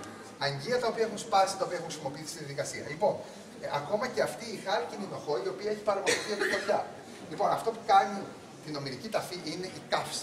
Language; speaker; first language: Greek; native; Greek